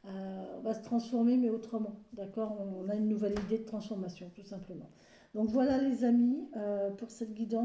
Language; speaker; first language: French; native; French